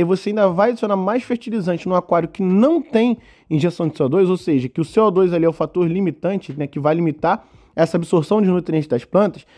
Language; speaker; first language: Portuguese; native; Portuguese